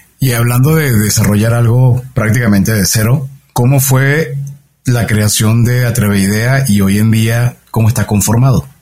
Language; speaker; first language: Spanish; native; Spanish